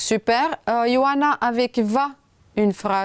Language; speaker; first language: French; non-native, fluent; Romanian